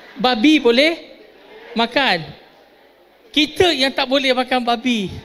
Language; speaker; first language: Malay; non-native, local second language; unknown